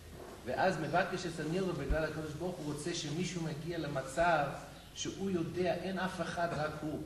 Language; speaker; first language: Hebrew; non-native, fluent; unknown